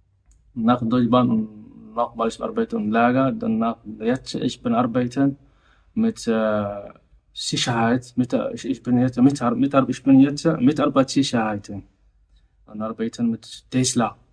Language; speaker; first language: German; non-native, learner; Somali